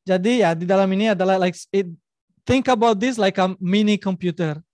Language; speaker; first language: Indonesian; non-native, learner; Spanish